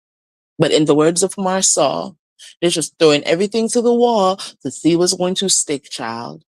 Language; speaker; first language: English; native; English